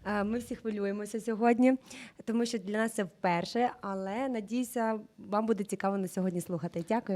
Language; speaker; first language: Ukrainian; native; Ukrainian